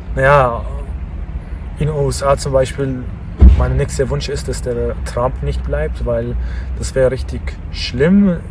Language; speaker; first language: German; non-native, fluent; Kurdish